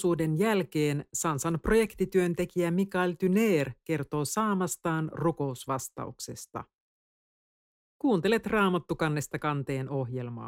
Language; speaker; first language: Finnish; native; Finnish